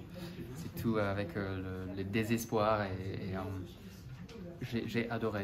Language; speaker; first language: French; non-native, fluent; English